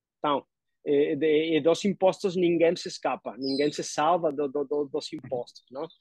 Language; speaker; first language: Portuguese; non-native, learner; Spanish